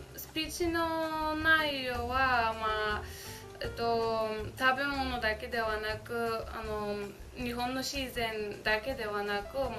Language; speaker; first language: Japanese; non-native, fluent; Bulgarian